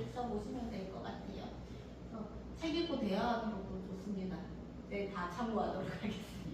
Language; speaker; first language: Korean; native; Korean